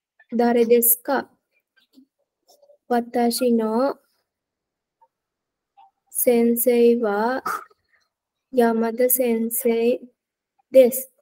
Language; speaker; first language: Japanese; non-native, learner; Sinhala